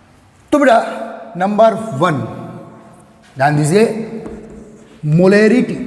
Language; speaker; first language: Hindi; native; Hindi